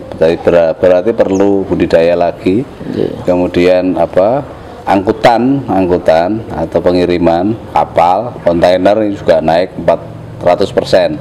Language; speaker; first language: Indonesian; native; Indonesian